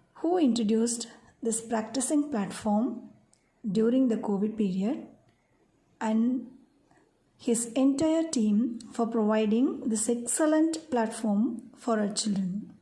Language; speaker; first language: English; non-native, local second language; Tamil